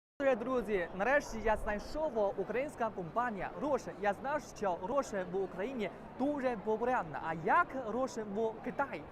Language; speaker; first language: Ukrainian; non-native, learner; Chinese